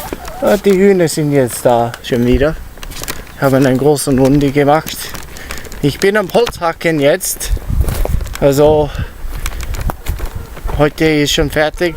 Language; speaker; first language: German; non-native, learner; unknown